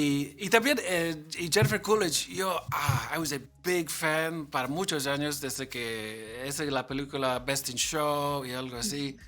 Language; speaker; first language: Spanish; non-native, learner; English